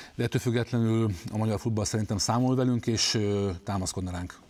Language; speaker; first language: Hungarian; native; Hungarian